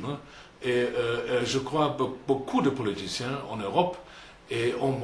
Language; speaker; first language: French; non-native, fluent; German